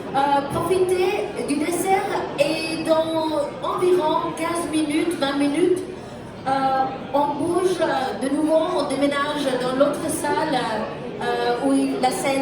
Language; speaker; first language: French; non-native, local second language; German